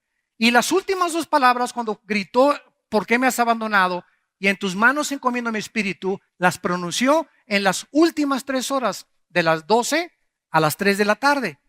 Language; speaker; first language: Spanish; native; Spanish